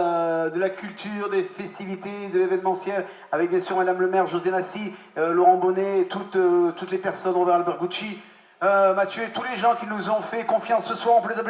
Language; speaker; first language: French; native; French